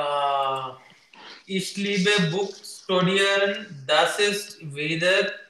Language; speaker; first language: German; non-native, learner; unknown